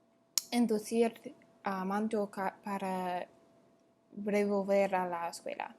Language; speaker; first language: Spanish; non-native, learner; English